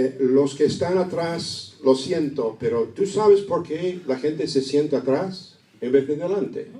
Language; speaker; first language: Spanish; non-native, fluent; English